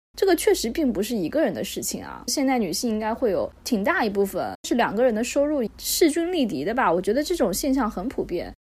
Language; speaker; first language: Chinese; native; Chinese